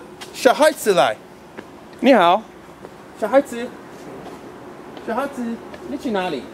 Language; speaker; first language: Chinese; non-native, learner; Swedish